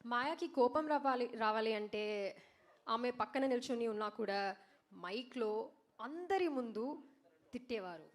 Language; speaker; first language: Telugu; non-native, learner; Malayalam